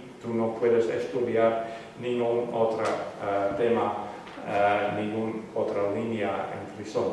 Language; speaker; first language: Spanish; non-native, fluent; Western Frisian